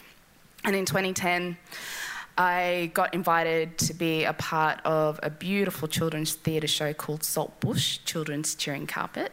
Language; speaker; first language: English; native; English